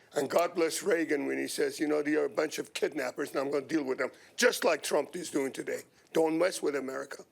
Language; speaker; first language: English; non-native, fluent; Persian